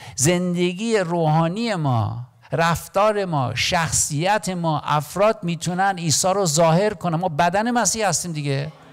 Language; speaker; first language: Persian; non-native, local second language; Armenian